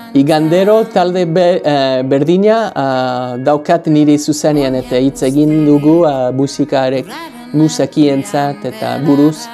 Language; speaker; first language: Basque; non-native, learner; English